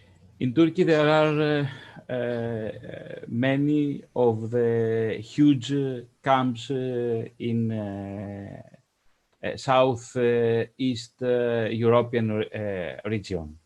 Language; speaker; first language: English; non-native, fluent; Greek